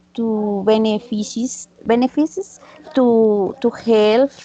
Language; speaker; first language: English; non-native, learner; Spanish